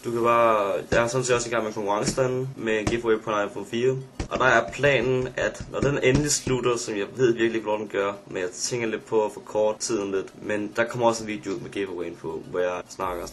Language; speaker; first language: Danish; native; Danish